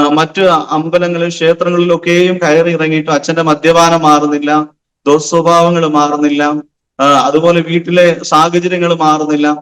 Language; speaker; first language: Malayalam; non-native, local second language; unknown